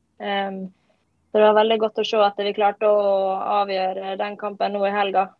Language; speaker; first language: Norwegian; native; Norwegian